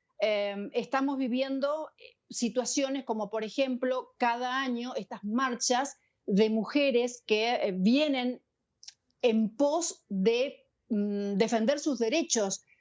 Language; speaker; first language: Spanish; native; Spanish